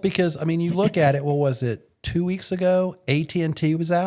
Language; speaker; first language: English; native; English